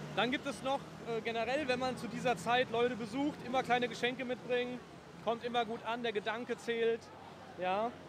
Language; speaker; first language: German; native; German